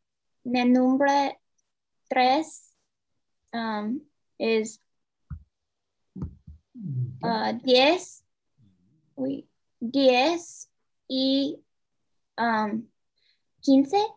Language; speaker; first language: Spanish; non-native, learner; English